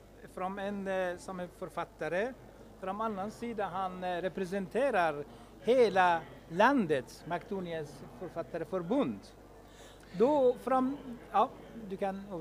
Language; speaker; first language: Swedish; non-native, fluent; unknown